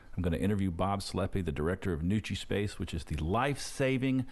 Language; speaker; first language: English; native; English